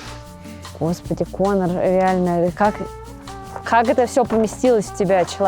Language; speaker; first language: Russian; native; Russian